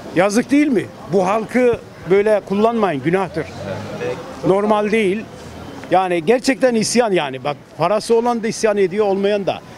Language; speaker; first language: Turkish; native; Turkish